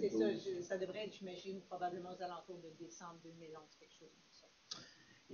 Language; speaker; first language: French; native; French